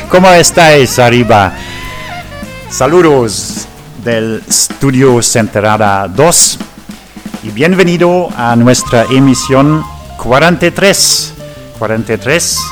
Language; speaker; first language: Spanish; non-native, learner; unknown